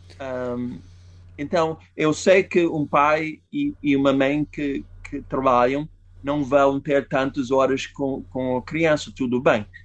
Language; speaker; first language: Portuguese; non-native, fluent; English